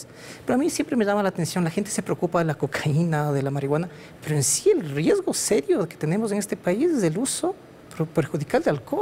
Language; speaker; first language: Spanish; native; Spanish